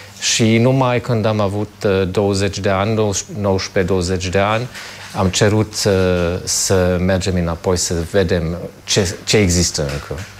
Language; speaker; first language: Romanian; non-native, fluent; German